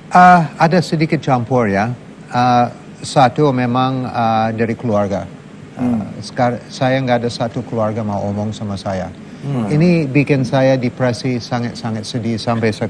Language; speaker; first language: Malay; non-native, fluent; English